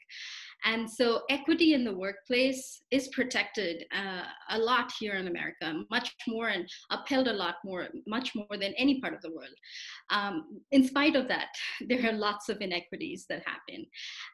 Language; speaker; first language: English; non-native, local second language; Telugu